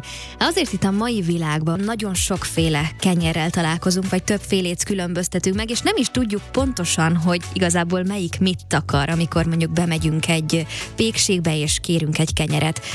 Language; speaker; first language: Hungarian; native; Hungarian